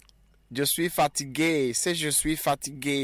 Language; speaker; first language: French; non-native, fluent; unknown